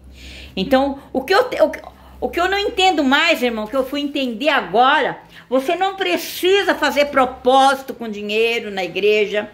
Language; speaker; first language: Portuguese; native; Portuguese